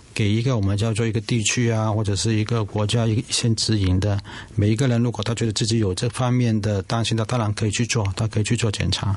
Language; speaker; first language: Chinese; non-native, local second language; Cantonese